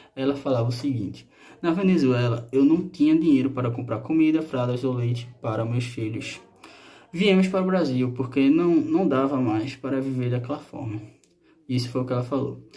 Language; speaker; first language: Portuguese; non-native, fluent; Spanish